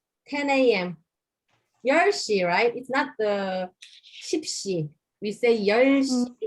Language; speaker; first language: English; non-native, fluent; Korean